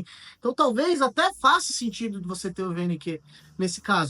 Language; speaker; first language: Portuguese; native; Portuguese